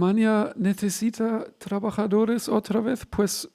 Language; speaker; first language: Spanish; non-native, fluent; German